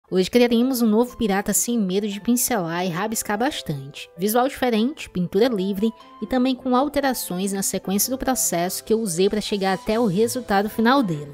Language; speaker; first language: Portuguese; native; Portuguese